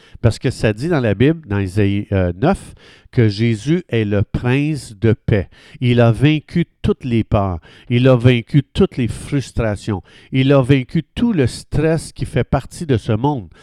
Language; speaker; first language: French; native; French